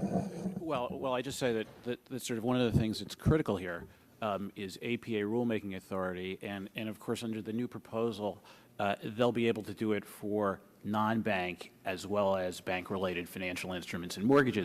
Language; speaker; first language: English; native; English